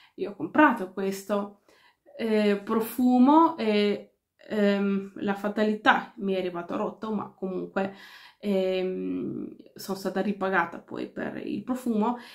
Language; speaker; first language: Italian; non-native, fluent; Ukrainian